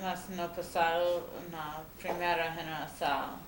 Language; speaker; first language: Portuguese; non-native, fluent; Spanish